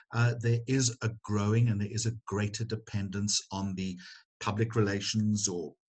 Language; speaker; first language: English; native; English